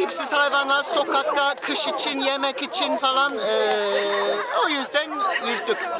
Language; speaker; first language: Turkish; non-native, learner; English